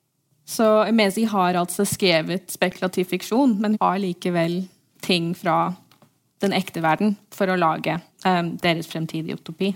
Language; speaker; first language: Norwegian; early bilingual, heritage; English